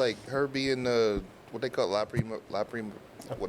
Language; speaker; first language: English; native; English